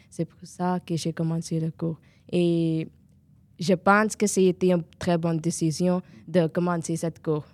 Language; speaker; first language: French; non-native, learner; Punjabi